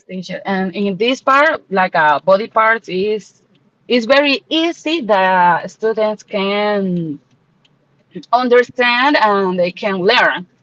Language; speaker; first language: English; non-native, learner; Spanish